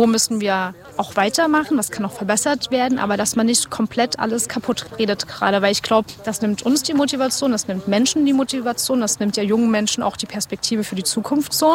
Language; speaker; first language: German; native; German